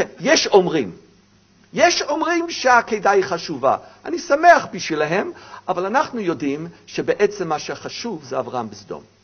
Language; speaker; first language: Hebrew; non-native, fluent; English